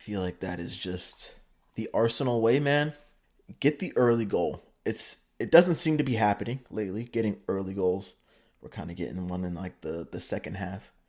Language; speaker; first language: English; native; English